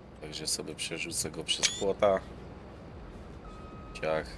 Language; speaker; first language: Polish; native; Polish